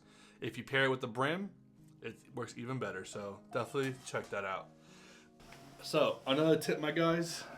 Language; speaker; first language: English; native; English